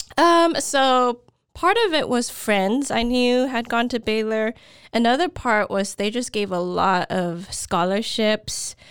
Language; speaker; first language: English; native; English